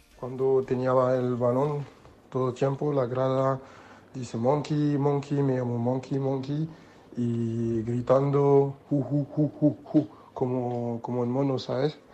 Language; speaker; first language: Spanish; non-native, learner; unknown